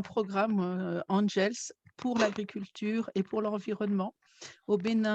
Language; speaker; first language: French; native; French